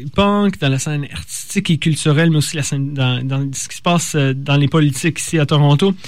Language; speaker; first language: French; native; French